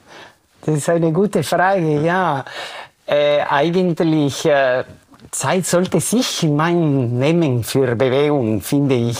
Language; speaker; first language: German; non-native, fluent; Spanish